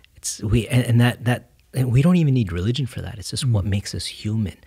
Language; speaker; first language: English; native; English